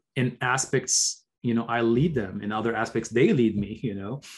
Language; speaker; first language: English; non-native, fluent; Arabic